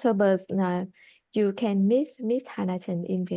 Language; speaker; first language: English; non-native, learner; Vietnamese